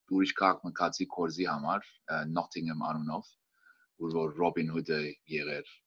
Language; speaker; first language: Armenian; early bilingual, heritage; Armenian